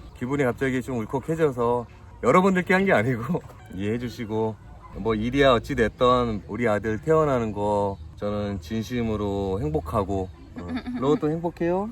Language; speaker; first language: Korean; native; Korean